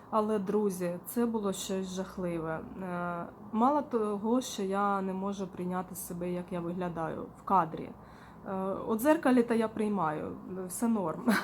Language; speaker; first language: Ukrainian; non-native, local second language; Russian